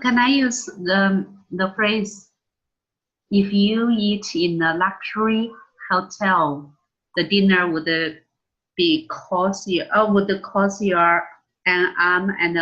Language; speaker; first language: English; non-native, learner; Chinese